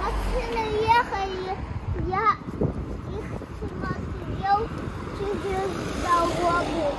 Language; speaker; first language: Russian; early bilingual, other home language; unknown